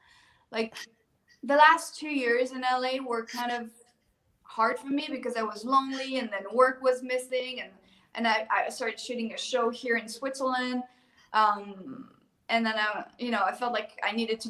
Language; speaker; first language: English; non-native, fluent; French